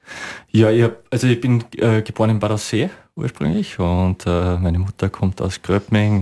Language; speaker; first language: German; native; German